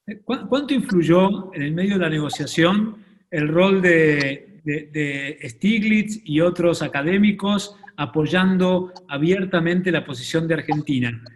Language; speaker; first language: Spanish; native; Spanish